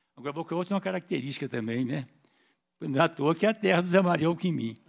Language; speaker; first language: Portuguese; native; Portuguese